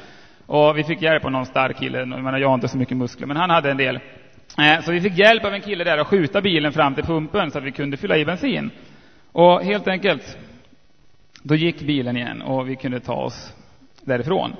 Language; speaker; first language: Swedish; native; Swedish